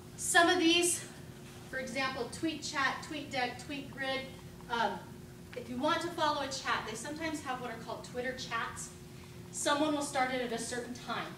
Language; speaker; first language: English; native; English